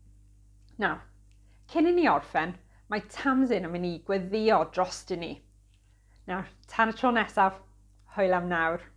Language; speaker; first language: Welsh; non-native, local second language; English